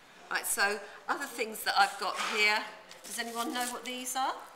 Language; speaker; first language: English; native; English